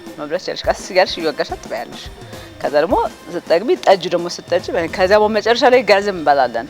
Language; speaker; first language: Amharic; non-native, local second language; Tigrinya